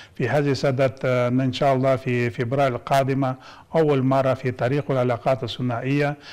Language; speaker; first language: Arabic; non-native, fluent; Kazakh